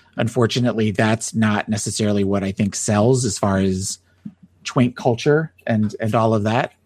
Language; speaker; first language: English; native; English